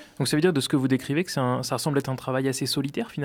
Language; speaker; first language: French; native; French